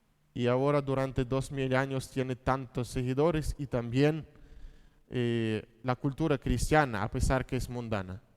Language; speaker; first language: Spanish; non-native, fluent; Russian